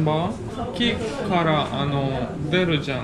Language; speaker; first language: Japanese; non-native, fluent; Latvian